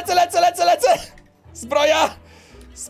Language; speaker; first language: Polish; native; Polish